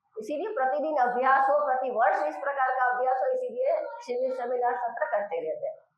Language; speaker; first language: Hindi; non-native, local second language; Gujarati